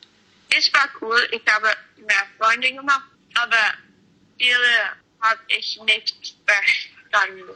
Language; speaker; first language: German; early bilingual, heritage; English